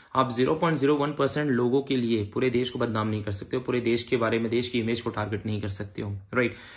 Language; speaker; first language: Hindi; native; Hindi